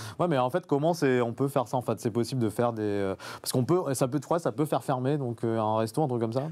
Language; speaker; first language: French; native; French